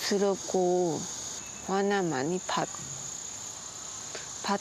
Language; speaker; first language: Korean; non-native, learner; Vietnamese